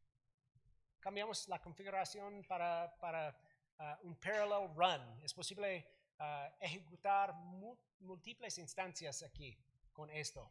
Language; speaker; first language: Spanish; non-native, learner; English